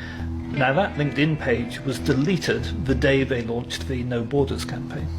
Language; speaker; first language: English; native; English